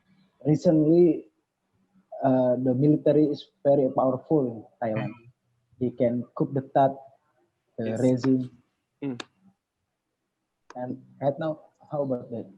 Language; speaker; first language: English; non-native, learner; Indonesian